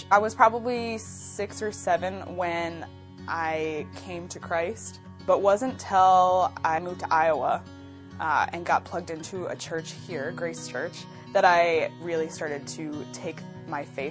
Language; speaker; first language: English; native; English